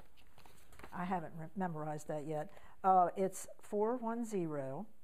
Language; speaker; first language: English; native; English